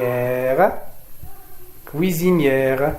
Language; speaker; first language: French; non-native, fluent; Arabic